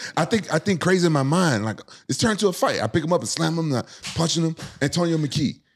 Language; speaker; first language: English; native; English